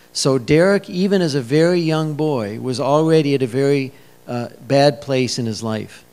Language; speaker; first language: English; native; English